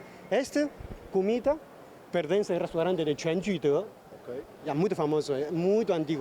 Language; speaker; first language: Portuguese; non-native, learner; Chinese